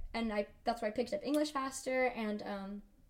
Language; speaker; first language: English; early bilingual, other home language; Spanish